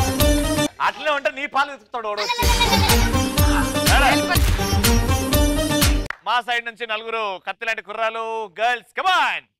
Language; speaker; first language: Telugu; native; Telugu